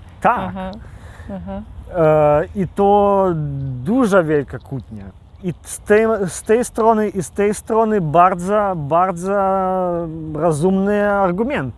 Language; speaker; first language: Polish; non-native, local second language; Belarusian